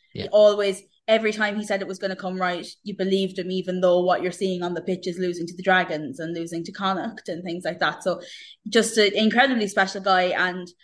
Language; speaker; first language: English; native; English